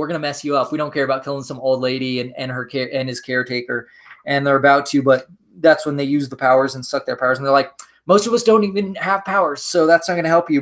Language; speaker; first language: English; native; English